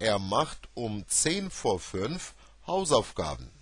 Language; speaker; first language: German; non-native, fluent; Turkish